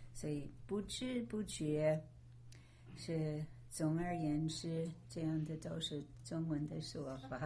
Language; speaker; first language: Chinese; non-native, fluent; English